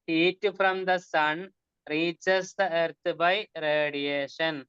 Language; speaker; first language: English; non-native, local second language; Malayalam